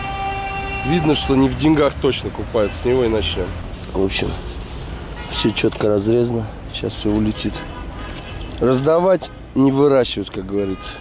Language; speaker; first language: Russian; native; Russian